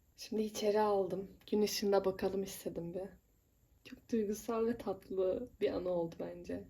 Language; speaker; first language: Turkish; native; Turkish